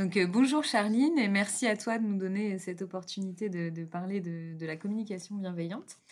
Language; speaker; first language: French; native; French